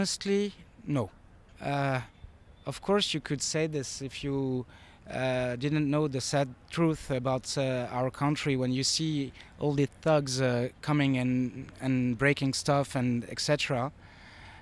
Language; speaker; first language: English; non-native, fluent; French